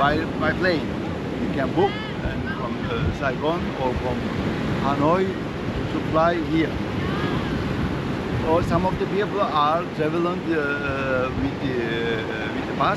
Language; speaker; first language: English; non-native, learner; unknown